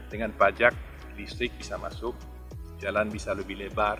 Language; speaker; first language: Indonesian; non-native, fluent; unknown